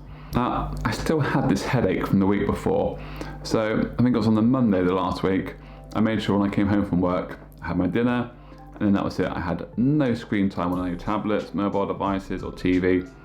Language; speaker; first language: English; native; English